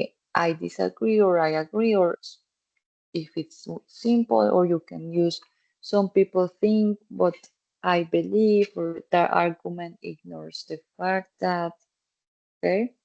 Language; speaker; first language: English; non-native, fluent; Spanish